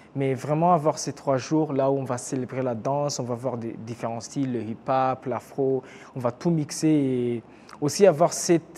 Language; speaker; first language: French; non-native, local second language; Kinyarwanda